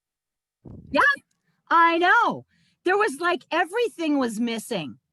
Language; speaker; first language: English; native; English